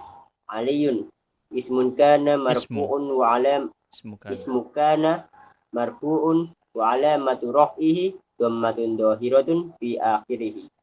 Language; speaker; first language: Arabic; non-native, learner; Indonesian